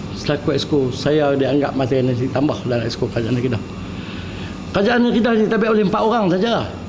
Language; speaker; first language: Malay; native; Malay